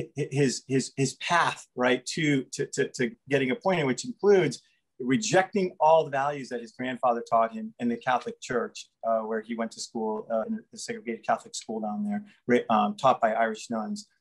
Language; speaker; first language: English; native; English